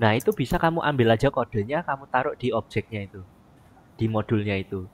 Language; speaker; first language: Indonesian; native; Indonesian